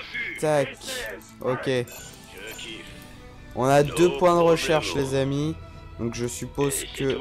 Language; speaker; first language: French; native; French